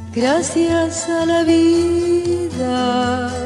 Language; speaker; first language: French; non-native, fluent; Spanish